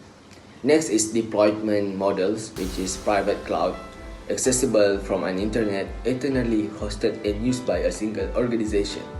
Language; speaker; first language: English; non-native, local second language; Malay